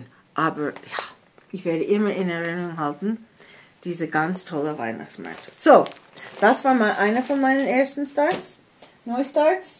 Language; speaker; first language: German; non-native, fluent; English